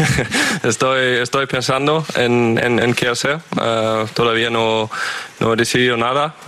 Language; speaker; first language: Spanish; non-native, fluent; German